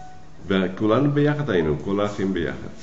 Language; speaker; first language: Hebrew; non-native, fluent; Yiddish